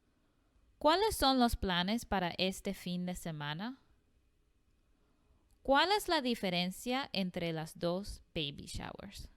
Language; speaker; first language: Spanish; non-native, fluent; English